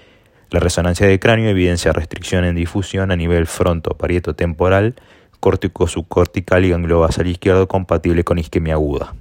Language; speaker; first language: Spanish; native; Spanish